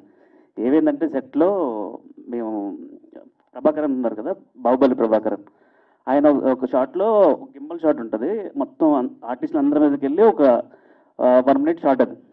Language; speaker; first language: Telugu; native; Telugu